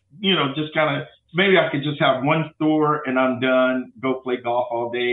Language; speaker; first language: English; native; English